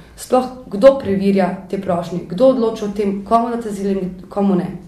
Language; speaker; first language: Slovenian; native; Slovenian